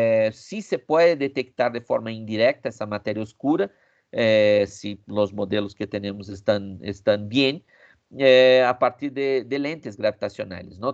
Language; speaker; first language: Spanish; non-native, fluent; Portuguese